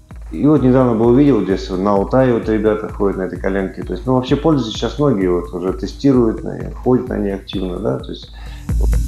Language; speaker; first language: Russian; native; Russian